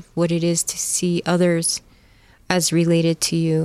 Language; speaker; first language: English; native; English